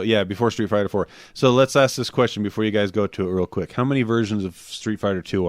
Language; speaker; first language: English; native; English